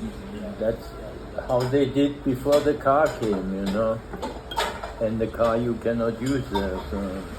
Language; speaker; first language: English; non-native, fluent; German